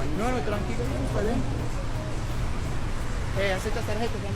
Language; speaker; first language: Spanish; non-native, learner; Amharic